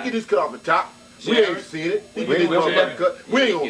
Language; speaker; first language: English; native; English